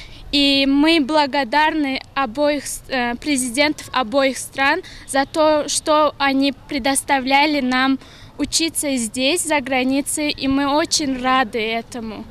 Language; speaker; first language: Russian; non-native, fluent; Turkmen